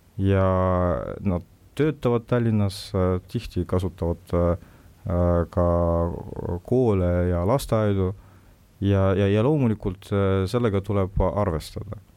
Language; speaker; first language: Estonian; non-native, local second language; Russian